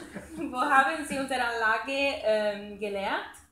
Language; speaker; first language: German; non-native, learner; Italian